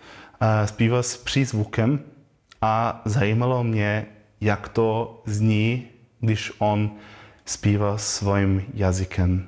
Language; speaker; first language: Czech; non-native, fluent; Croatian